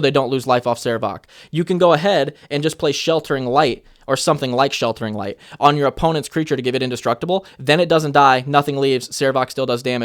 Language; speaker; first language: English; native; English